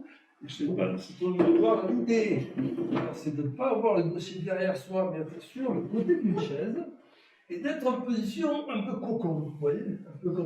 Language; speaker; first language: French; native; French